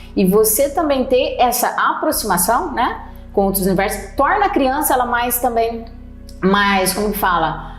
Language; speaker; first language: Portuguese; native; Portuguese